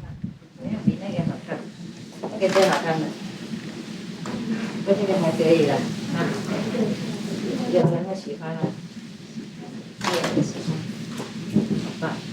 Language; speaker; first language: Chinese; non-native, fluent; Vietnamese